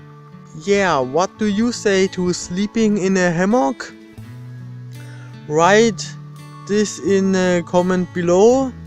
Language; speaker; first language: English; non-native, fluent; German